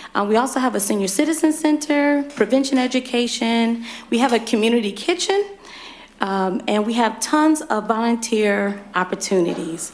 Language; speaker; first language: English; native; English